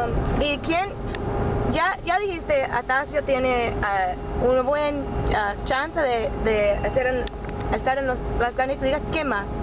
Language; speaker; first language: Spanish; non-native, learner; English